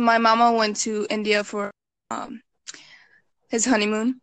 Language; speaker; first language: English; early bilingual, other home language; Bangla